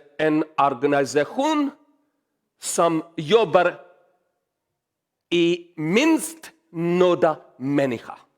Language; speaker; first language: Swedish; non-native, learner; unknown